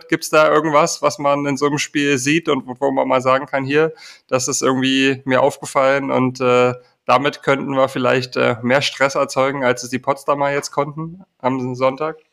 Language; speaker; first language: German; native; German